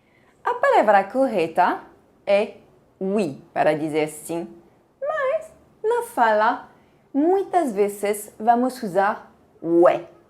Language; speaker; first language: Portuguese; non-native, fluent; French